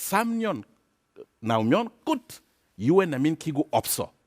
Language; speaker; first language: Korean; non-native, learner; French